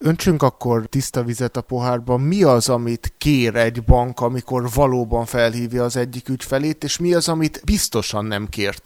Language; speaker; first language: Hungarian; native; Hungarian